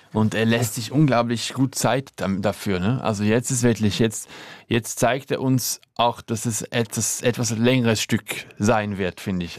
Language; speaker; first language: German; native; German